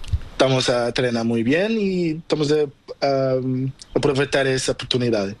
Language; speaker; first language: Spanish; non-native, learner; Portuguese